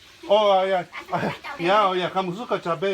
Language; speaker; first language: Indonesian; non-native, learner; English